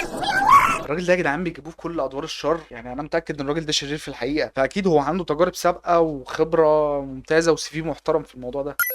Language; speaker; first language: Arabic; native; Arabic